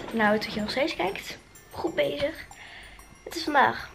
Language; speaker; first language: Dutch; native; Dutch